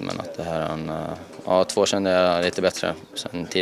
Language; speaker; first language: Swedish; non-native, fluent; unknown